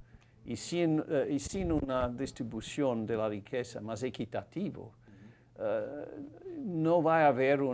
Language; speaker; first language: Spanish; non-native, fluent; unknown